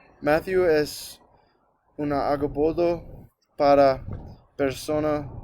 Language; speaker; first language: Spanish; non-native, learner; English